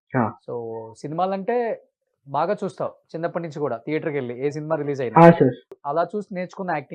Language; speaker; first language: Telugu; native; Telugu